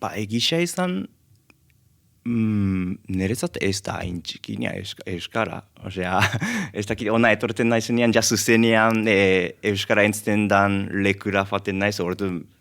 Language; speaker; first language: Basque; non-native, learner; Japanese